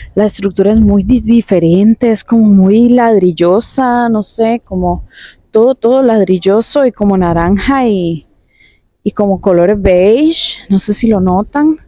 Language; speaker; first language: Spanish; native; Spanish